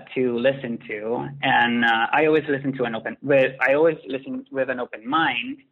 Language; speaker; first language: English; non-native, fluent; Italian